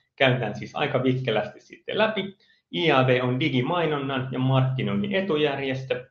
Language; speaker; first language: Finnish; native; Finnish